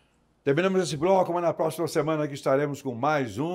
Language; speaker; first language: Portuguese; native; Portuguese